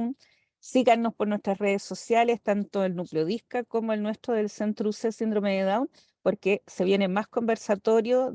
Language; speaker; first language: Spanish; native; Spanish